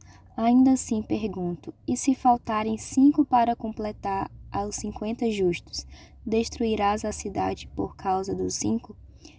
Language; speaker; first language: Portuguese; native; Portuguese